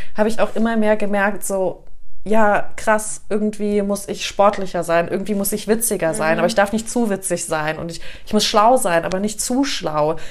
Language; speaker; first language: German; native; German